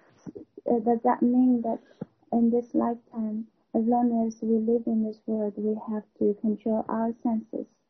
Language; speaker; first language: English; non-native, fluent; Chinese